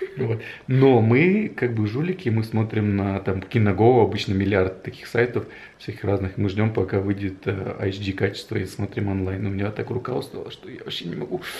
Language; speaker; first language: Russian; native; Russian